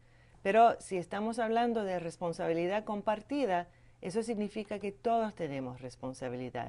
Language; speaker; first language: Spanish; non-native, fluent; English